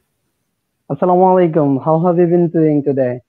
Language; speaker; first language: English; non-native, fluent; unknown